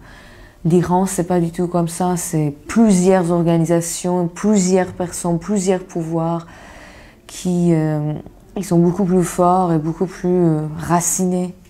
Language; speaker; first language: French; non-native, fluent; Persian